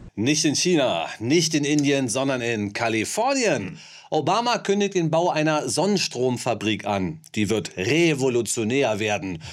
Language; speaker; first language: German; native; German